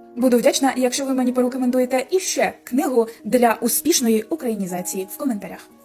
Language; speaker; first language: Ukrainian; non-native, local second language; Russian